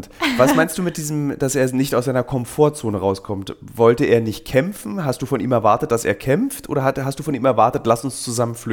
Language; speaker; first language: German; native; German